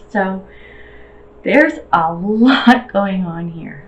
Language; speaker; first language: English; native; English